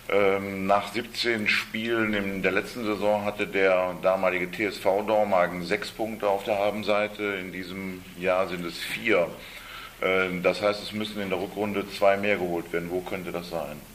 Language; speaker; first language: German; native; German